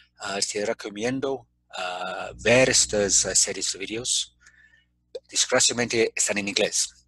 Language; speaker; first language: Spanish; non-native, fluent; English